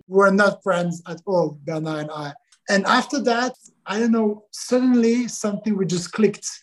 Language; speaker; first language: English; non-native, fluent; French